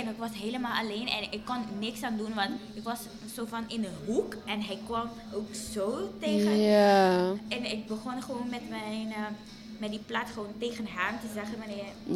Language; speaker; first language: Dutch; non-native, fluent; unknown